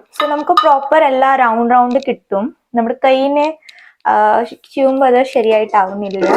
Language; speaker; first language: Malayalam; non-native, fluent; Hindi